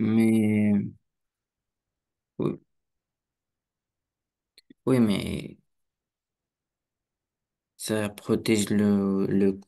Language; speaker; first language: French; non-native, learner; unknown